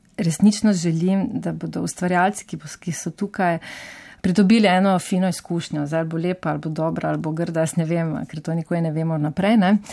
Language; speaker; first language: Slovenian; native; Slovenian